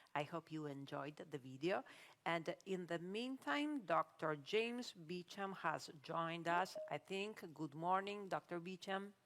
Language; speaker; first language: English; non-native, fluent; Italian